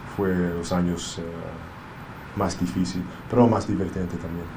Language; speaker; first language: Spanish; non-native, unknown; English